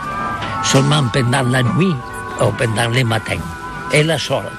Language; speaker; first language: French; non-native, learner; Catalan